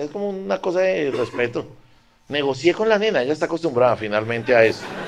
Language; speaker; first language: Spanish; native; Spanish